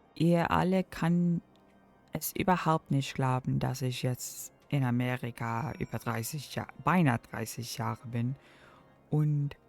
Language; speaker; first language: German; non-native, learner; English